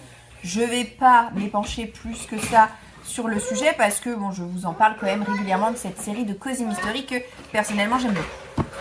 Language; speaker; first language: French; native; French